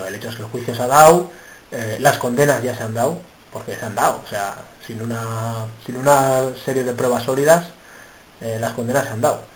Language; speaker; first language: Spanish; native; Spanish